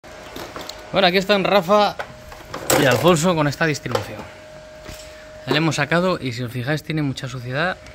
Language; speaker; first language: Spanish; native; Spanish